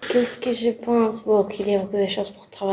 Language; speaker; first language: French; non-native, learner; Spanish